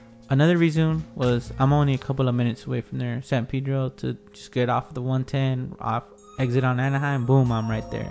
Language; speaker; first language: English; early bilingual, other home language; Spanish